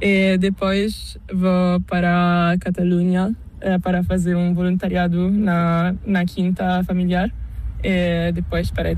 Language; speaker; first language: Spanish; non-native, learner; Italian